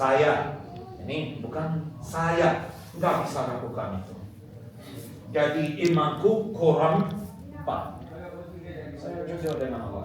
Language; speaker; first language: Indonesian; non-native, fluent; Arabic